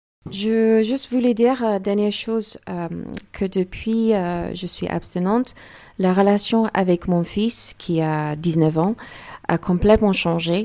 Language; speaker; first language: French; non-native, learner; English